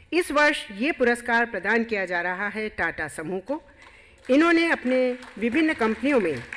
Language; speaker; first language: Hindi; native; Hindi